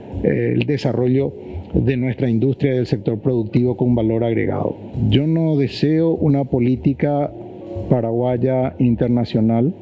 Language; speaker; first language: Spanish; native; Spanish